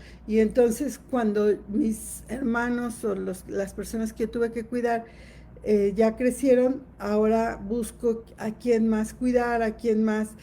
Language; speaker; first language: Spanish; native; Spanish